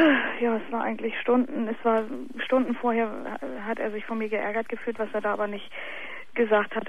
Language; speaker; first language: German; native; German